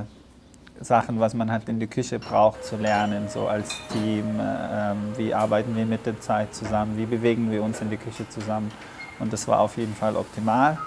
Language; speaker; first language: German; non-native, fluent; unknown